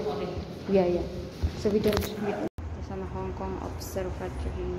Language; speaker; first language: English; non-native, learner; Indonesian